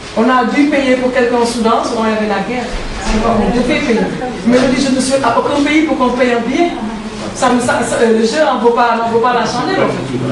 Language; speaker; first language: French; non-native, local second language; Wolof